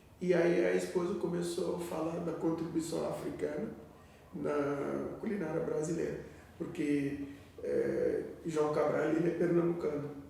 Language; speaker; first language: Portuguese; non-native, fluent; Wolof